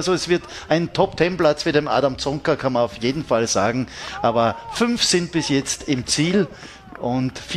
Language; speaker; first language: German; native; German